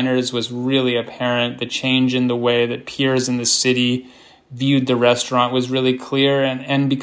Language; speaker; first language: English; native; English